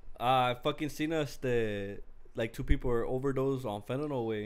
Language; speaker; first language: English; early bilingual, other home language; Spanish